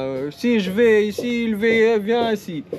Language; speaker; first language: French; non-native, learner; Arabic